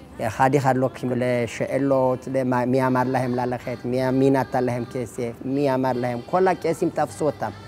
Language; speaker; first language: Hebrew; non-native, learner; Amharic